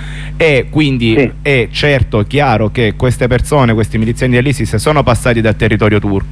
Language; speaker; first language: Italian; native; Italian